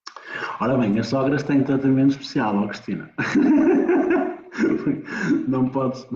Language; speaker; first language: Portuguese; native; Portuguese